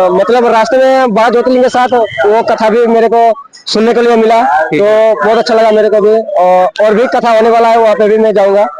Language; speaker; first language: Hindi; native; Hindi